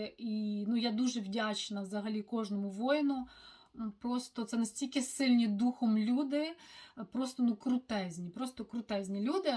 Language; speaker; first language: Ukrainian; native; Ukrainian